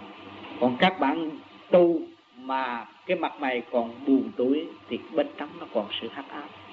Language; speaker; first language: Vietnamese; native; Vietnamese